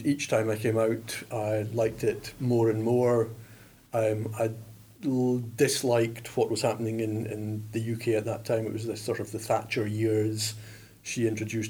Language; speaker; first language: English; native; English